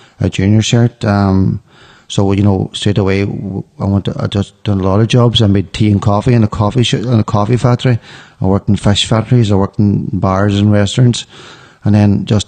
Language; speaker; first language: English; native; English